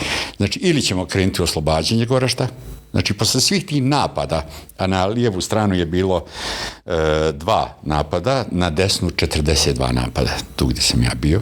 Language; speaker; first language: Bosnian; native; Bosnian